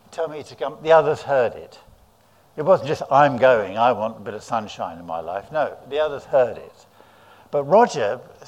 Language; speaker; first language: English; native; English